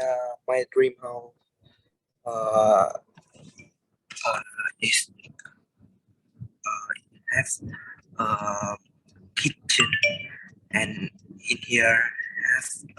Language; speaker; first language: English; non-native, learner; Vietnamese